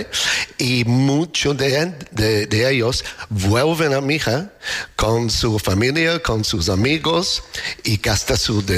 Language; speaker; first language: Spanish; non-native, learner; English